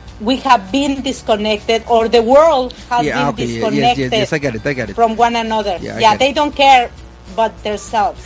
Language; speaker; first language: English; non-native, fluent; Spanish